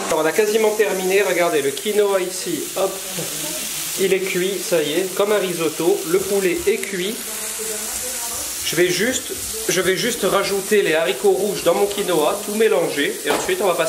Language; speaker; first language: French; native; French